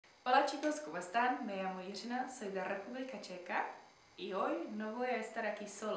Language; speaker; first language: Spanish; non-native, fluent; Czech